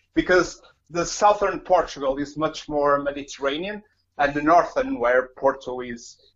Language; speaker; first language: English; non-native, fluent; Portuguese